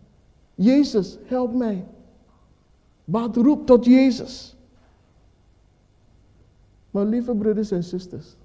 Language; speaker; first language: Dutch; non-native, fluent; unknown